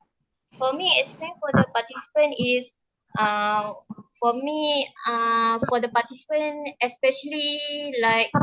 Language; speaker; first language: English; non-native, local second language; Malay